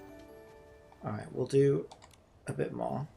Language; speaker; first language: English; native; English